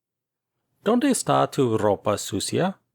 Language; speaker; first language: Spanish; non-native, fluent; English